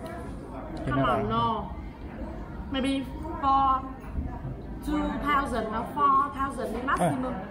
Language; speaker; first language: English; non-native, learner; Vietnamese